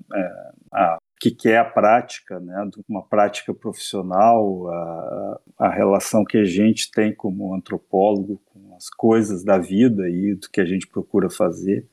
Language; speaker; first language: Portuguese; native; Portuguese